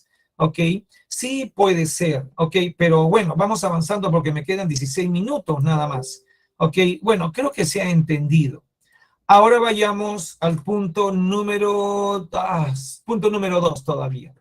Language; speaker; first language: Spanish; native; Spanish